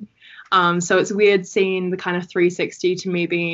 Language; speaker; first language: English; native; English